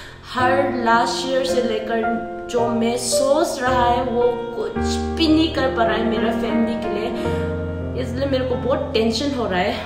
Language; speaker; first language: Hindi; non-native, local second language; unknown